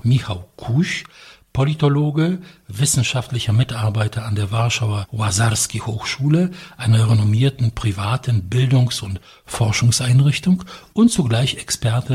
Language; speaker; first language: German; non-native, fluent; Polish